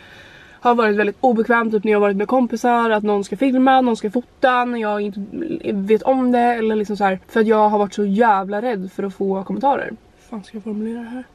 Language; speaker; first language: Swedish; native; Swedish